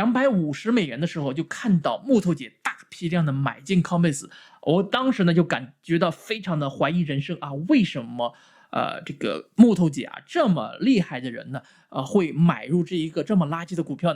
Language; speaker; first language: Chinese; native; Chinese